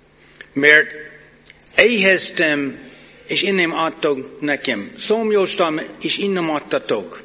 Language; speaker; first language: Hungarian; non-native, fluent; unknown